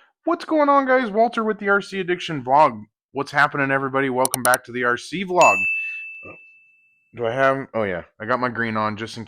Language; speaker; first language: English; native; English